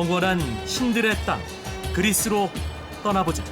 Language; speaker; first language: Korean; native; Korean